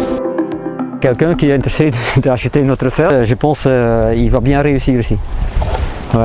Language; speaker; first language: French; non-native, fluent; Dutch